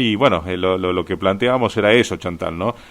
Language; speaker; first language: Spanish; native; Spanish